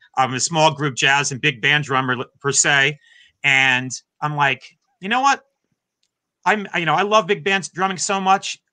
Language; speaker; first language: English; native; English